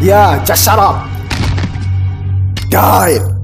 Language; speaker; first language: English; non-native, learner; Indonesian